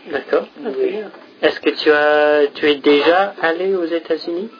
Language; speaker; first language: French; non-native, fluent; English